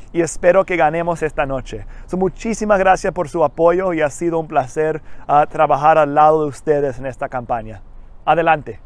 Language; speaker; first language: Spanish; early bilingual, heritage; Spanish